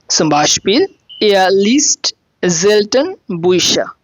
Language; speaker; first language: German; non-native, fluent; Bangla